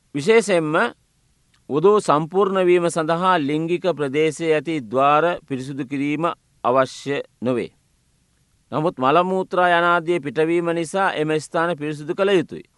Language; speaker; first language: Sinhala; non-native, local second language; Tamil